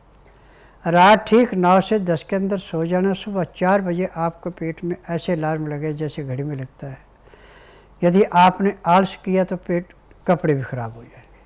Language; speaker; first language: Hindi; native; Hindi